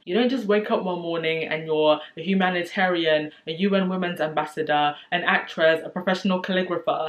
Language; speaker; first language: English; native; English